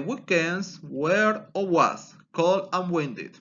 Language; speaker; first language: English; non-native, fluent; Spanish